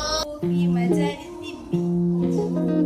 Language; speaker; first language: Arabic; non-native, learner; Malay